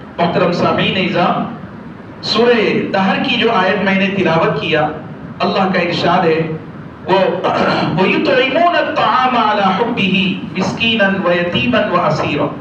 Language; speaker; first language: Urdu; native; Urdu